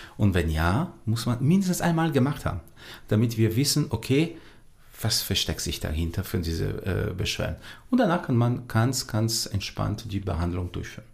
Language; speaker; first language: German; non-native, fluent; Portuguese